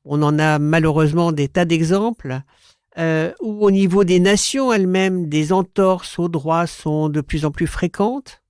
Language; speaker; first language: French; native; French